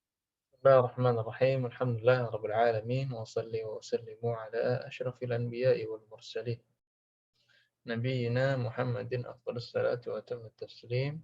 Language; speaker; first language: Arabic; non-native, fluent; Indonesian